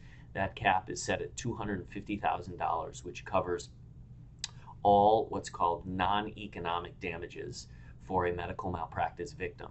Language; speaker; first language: English; native; English